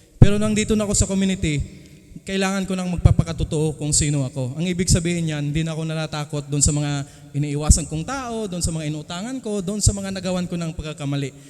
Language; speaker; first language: Filipino; non-native, local second language; Cebuano